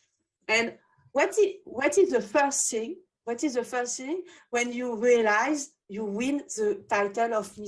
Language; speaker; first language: English; non-native, learner; French